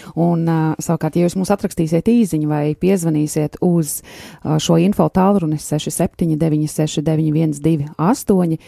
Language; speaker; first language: Latvian; native; Latvian